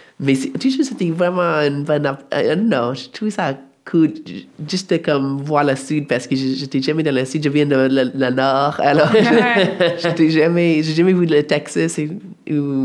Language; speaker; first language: French; non-native, fluent; English